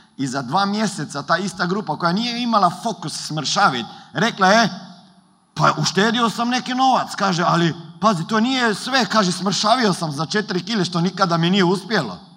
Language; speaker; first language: Croatian; early bilingual, heritage; Croatian